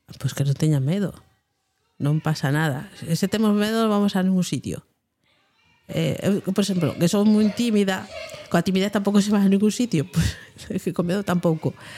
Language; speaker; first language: Galician; non-native, local second language; Spanish